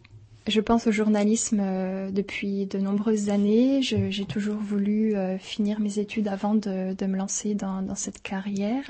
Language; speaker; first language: French; native; French